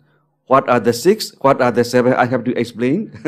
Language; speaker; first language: English; non-native, learner; Burmese